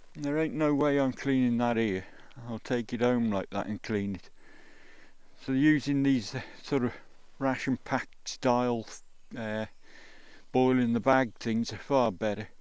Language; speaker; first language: English; native; English